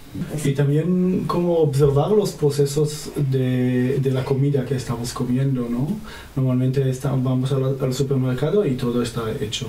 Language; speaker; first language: Spanish; non-native, fluent; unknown